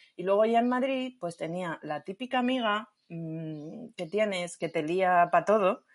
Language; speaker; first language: Spanish; native; Spanish